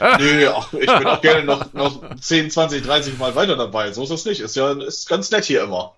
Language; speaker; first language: German; native; German